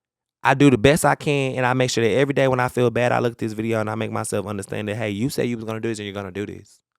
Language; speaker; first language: English; native; English